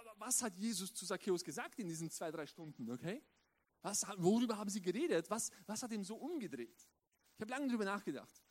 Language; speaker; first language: German; early bilingual, other home language; Romanian